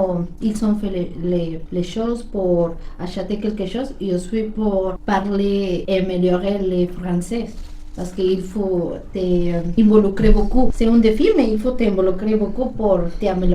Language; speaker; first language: French; non-native, learner; Spanish